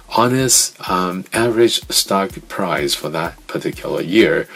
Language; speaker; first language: English; non-native, fluent; Chinese